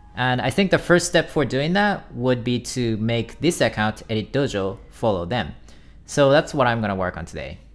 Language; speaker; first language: English; non-native, fluent; Japanese